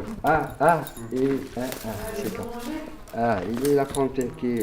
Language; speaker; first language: French; non-native, learner; Arabic